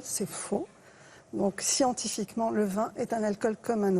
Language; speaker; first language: French; native; French